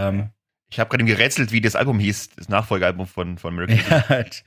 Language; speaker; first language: German; native; German